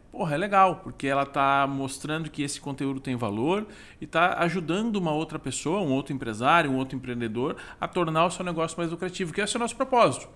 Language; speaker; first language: Portuguese; native; Portuguese